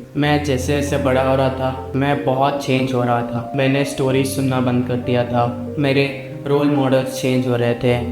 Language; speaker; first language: Hindi; native; Hindi